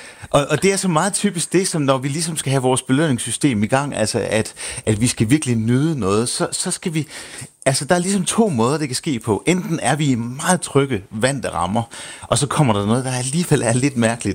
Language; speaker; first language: Danish; native; Danish